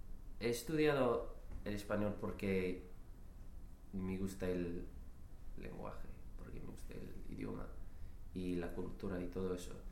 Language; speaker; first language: Spanish; non-native, learner; English